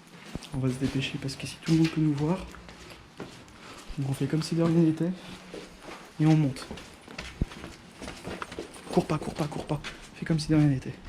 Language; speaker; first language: French; native; French